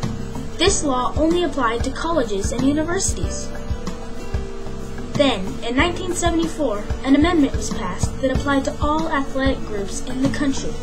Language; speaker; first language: English; native; English